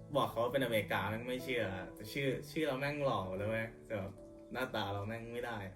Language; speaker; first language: Thai; early bilingual, other home language; English